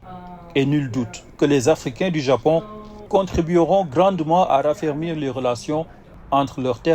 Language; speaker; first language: French; native; French